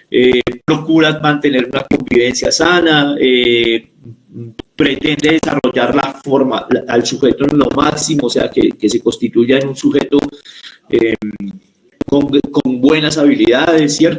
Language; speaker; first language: Spanish; native; Spanish